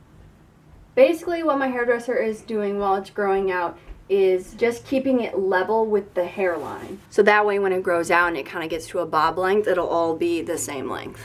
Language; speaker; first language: English; native; English